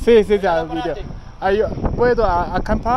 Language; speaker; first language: Spanish; non-native, learner; Chinese